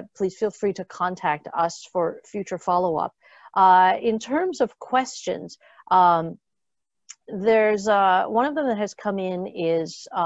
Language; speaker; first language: English; native; English